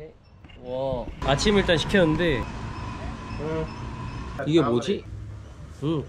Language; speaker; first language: Korean; native; Korean